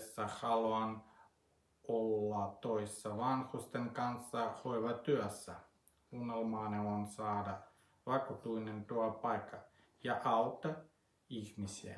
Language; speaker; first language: Finnish; non-native, learner; Russian